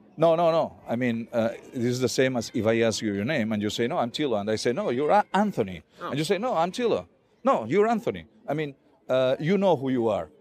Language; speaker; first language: English; non-native, fluent; Catalan